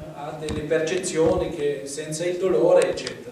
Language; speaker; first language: Italian; non-native, fluent; German